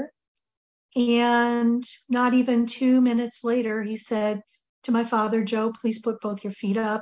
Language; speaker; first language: English; native; English